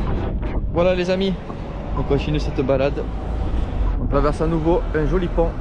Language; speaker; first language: French; native; French